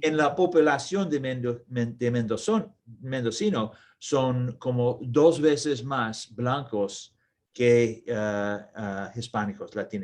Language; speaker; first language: Spanish; non-native, learner; English